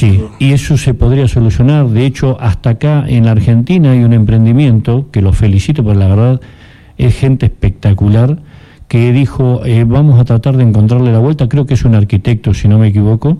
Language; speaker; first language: Spanish; native; Spanish